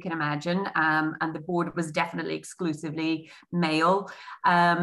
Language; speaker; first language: English; native; English